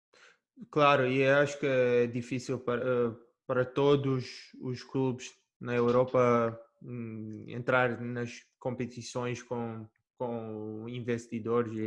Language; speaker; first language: Portuguese; early bilingual, heritage; Portuguese